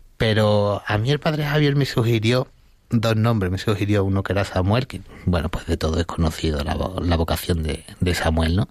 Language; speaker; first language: Spanish; native; Spanish